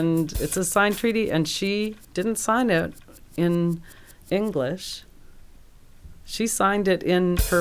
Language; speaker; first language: English; native; English